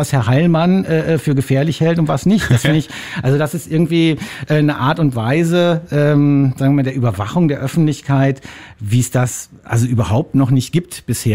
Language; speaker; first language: German; native; German